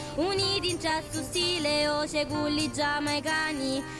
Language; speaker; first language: French; non-native, fluent; Sicilian